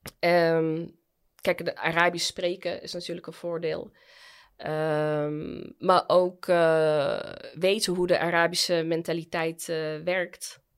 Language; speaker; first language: Dutch; early bilingual, other home language; Arabic